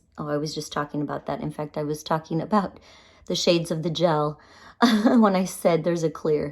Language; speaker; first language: English; native; English